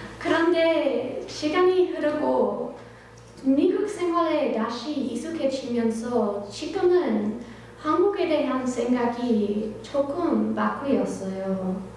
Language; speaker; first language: Korean; non-native, fluent; English